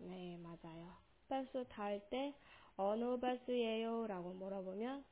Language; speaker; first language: Korean; non-native, local second language; Burmese